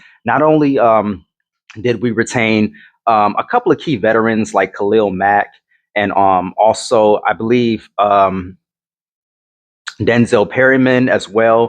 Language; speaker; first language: English; native; English